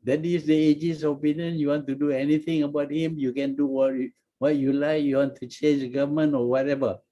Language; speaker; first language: English; non-native, local second language; Malay